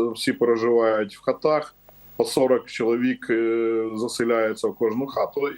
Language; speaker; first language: Ukrainian; native; Ukrainian